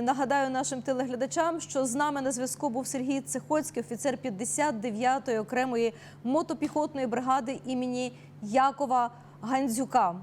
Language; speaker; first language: Ukrainian; native; Ukrainian